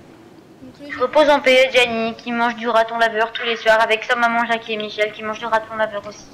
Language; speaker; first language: French; native; French